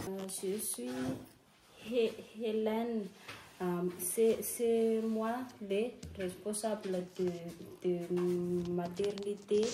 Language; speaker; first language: French; non-native, local second language; Malagasy